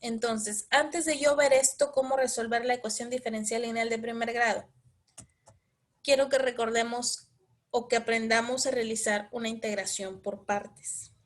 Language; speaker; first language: Spanish; native; Spanish